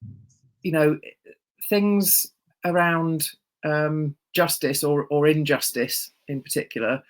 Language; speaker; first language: English; native; English